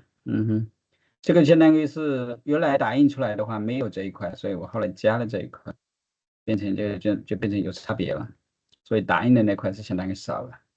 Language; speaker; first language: Chinese; native; Chinese